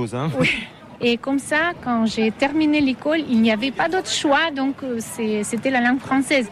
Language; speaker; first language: French; non-native, fluent; Russian